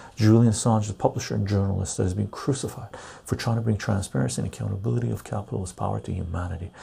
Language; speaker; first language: English; early bilingual, other home language; Persian